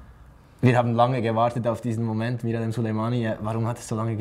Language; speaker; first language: German; native; German